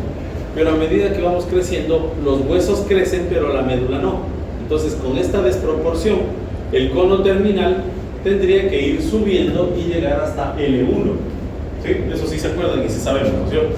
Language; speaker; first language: Spanish; native; Spanish